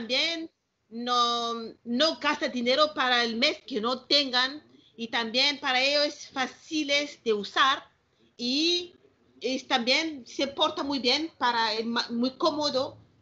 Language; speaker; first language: Spanish; non-native, learner; Malagasy